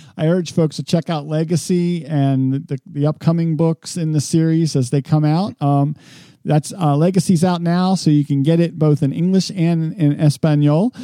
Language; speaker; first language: English; native; English